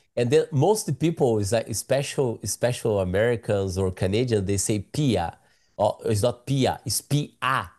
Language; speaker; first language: English; non-native, learner; Portuguese